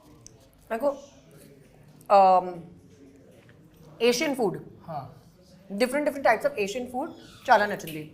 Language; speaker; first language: Telugu; non-native, learner; Hindi